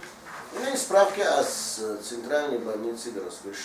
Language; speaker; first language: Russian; non-native, fluent; Tajik